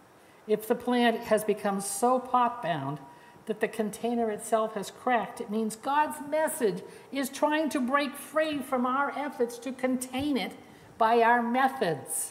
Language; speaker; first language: English; native; English